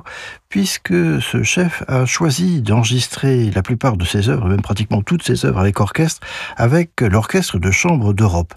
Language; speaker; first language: French; native; French